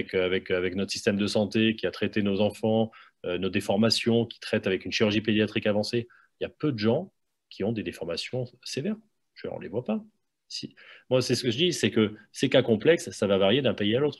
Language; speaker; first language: French; native; French